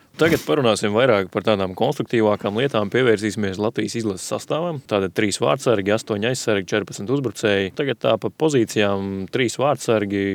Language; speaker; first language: Latvian; native; Latvian